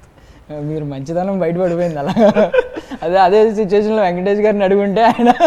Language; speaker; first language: Telugu; native; Telugu